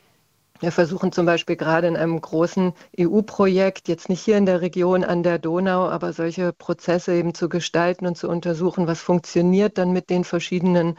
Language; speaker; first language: German; native; German